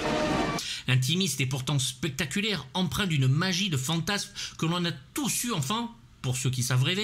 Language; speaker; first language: French; native; French